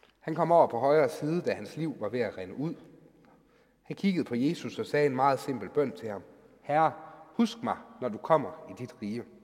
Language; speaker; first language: Danish; native; Danish